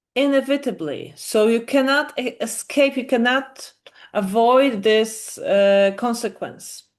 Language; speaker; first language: English; non-native, fluent; Polish